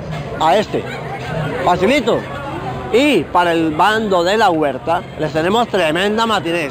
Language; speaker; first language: Spanish; native; Spanish